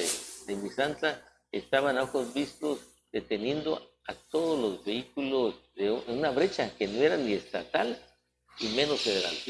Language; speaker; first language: Spanish; native; Spanish